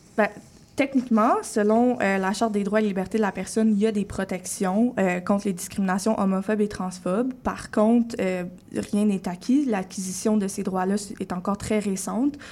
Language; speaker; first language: French; native; French